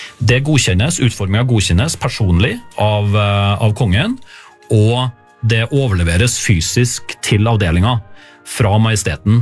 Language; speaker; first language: Norwegian; native; Norwegian